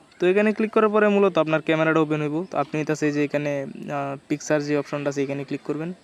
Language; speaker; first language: Bangla; native; Bangla